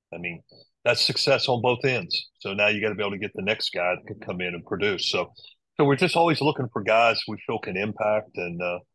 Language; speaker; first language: English; native; English